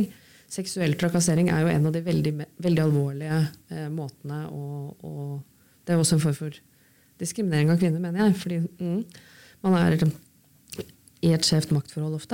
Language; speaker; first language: Norwegian; native; Norwegian